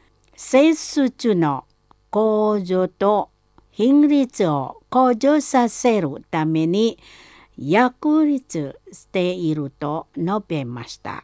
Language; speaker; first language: Japanese; non-native, fluent; Indonesian